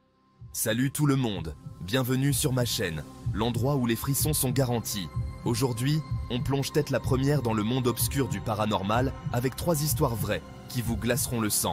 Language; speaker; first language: French; native; French